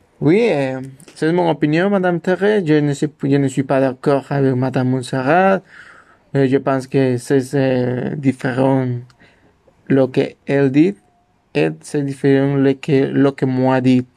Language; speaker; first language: French; non-native, learner; Spanish